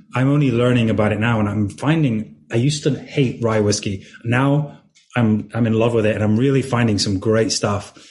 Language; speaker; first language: English; native; English